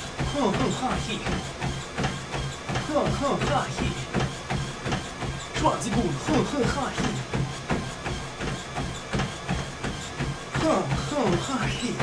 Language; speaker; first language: Chinese; non-native, learner; Russian